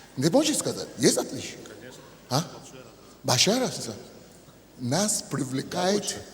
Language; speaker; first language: Russian; non-native, fluent; Yoruba